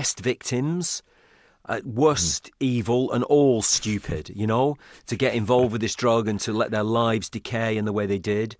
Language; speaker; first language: English; native; English